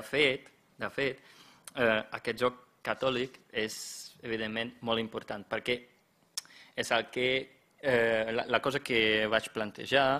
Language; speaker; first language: Catalan; non-native, fluent; German